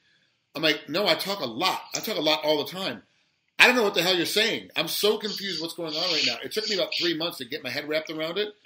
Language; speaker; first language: English; native; English